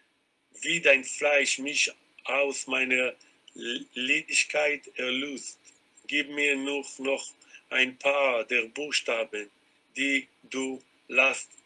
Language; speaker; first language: German; non-native, learner; Hebrew